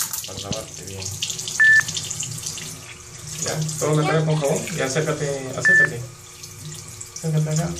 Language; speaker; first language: Spanish; native; Spanish